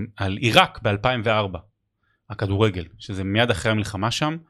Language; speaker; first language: Hebrew; native; Hebrew